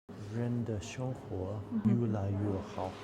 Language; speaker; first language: Chinese; non-native, learner; English